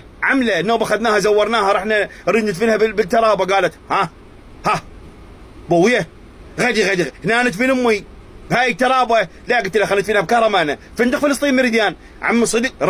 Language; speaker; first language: Arabic; native; Arabic